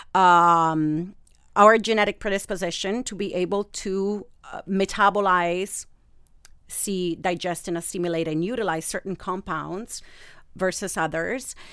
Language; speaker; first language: English; non-native, fluent; Italian